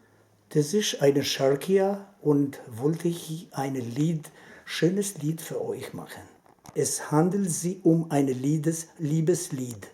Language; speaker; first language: German; non-native, learner; Albanian